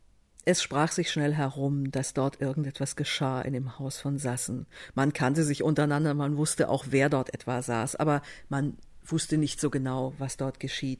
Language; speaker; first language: German; native; German